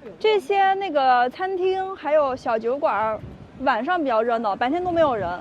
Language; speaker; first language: Chinese; native; Chinese